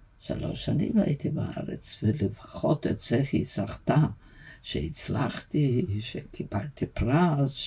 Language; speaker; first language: Hebrew; non-native, fluent; Yiddish